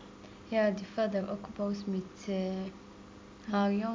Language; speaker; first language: Dutch; non-native, learner; Arabic